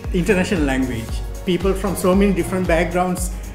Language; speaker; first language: English; non-native, local second language; Sinhala